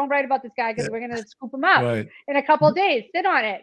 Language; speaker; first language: English; native; English